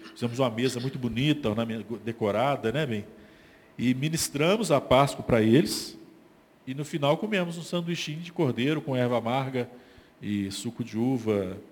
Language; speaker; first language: Portuguese; native; Portuguese